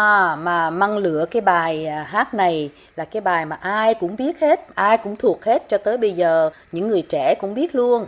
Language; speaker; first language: Vietnamese; native; Vietnamese